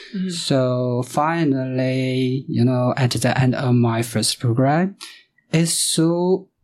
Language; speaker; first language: English; non-native, fluent; Chinese